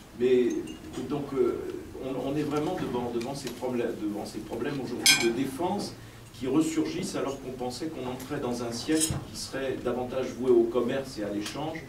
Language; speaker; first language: French; native; French